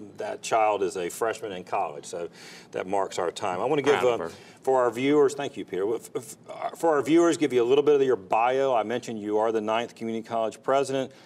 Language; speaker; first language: English; native; English